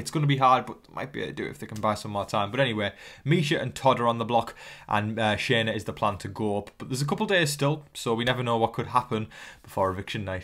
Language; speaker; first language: English; native; English